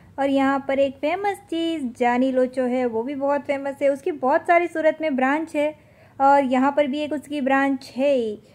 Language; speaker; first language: Hindi; non-native, local second language; Gujarati